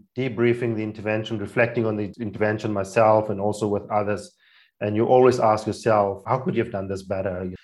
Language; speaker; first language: English; non-native, local second language; Afrikaans